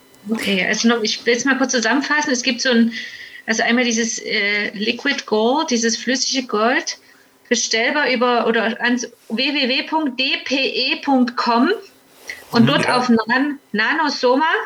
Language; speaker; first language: German; native; German